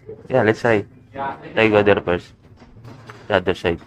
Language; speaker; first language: English; non-native, local second language; Filipino